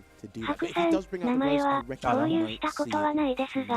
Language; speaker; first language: Japanese; native; Japanese